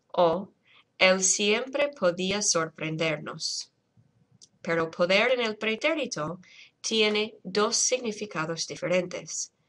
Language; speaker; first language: Spanish; non-native, fluent; English